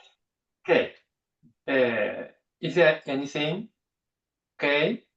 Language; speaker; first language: English; non-native, fluent; Japanese